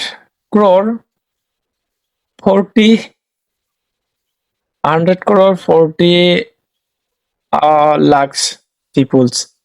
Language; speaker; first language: English; non-native, learner; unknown